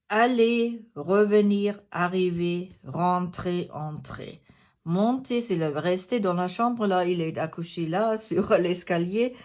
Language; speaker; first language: French; non-native, fluent; German